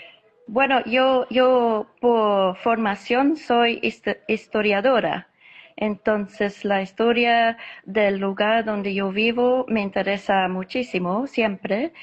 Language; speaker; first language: Spanish; non-native, fluent; English